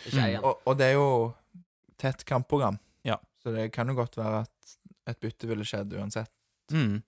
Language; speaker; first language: Norwegian; native; Norwegian